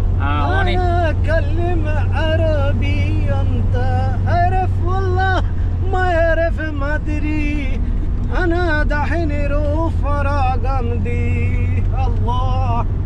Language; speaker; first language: Arabic; non-native, learner; Bangla